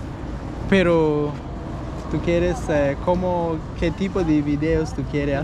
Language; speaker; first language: Spanish; non-native, learner; English